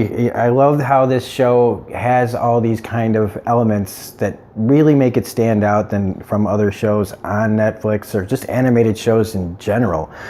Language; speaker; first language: English; native; English